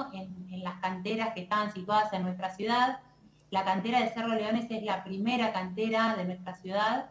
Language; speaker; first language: Spanish; native; Spanish